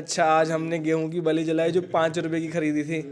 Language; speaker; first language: Hindi; native; Hindi